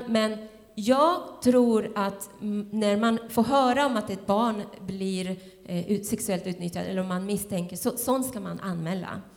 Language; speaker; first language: Swedish; non-native, fluent; Spanish